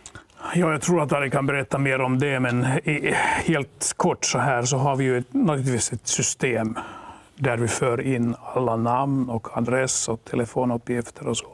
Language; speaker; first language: Swedish; non-native, local second language; Finnish